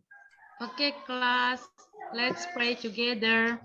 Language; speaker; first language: English; non-native, learner; Indonesian